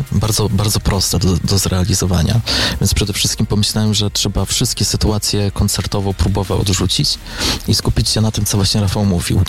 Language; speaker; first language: Polish; native; Polish